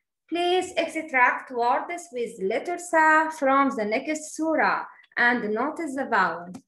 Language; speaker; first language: English; non-native, learner; Arabic